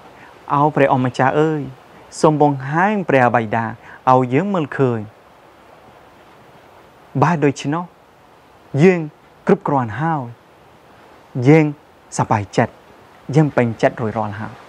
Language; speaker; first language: Khmer; non-native, fluent; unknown